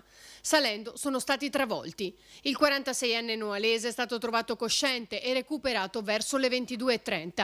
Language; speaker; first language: Italian; native; Italian